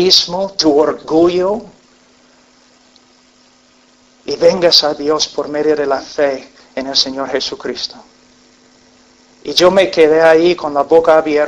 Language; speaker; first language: Spanish; non-native, fluent; English